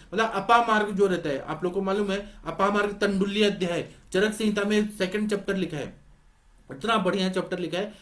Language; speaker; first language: Hindi; non-native, local second language; Marathi